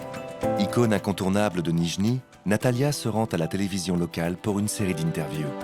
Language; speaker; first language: French; native; French